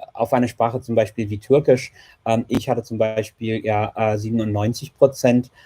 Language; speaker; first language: German; non-native, fluent; English